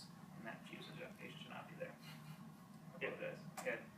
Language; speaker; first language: English; native; English